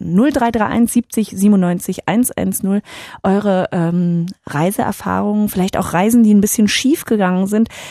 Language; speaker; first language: German; native; German